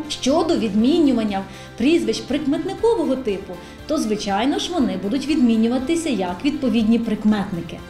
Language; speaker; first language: Ukrainian; native; Ukrainian